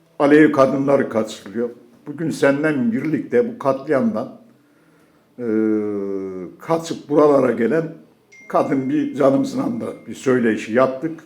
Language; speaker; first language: Turkish; native; Turkish